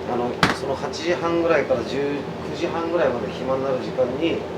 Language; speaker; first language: Japanese; native; Japanese